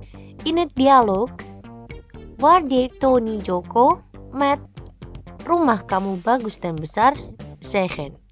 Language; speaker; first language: Dutch; non-native, learner; Indonesian